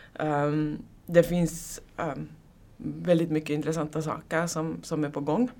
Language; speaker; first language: Swedish; native; Swedish